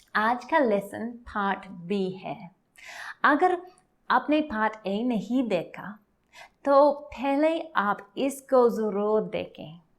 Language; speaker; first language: Hindi; non-native, learner; English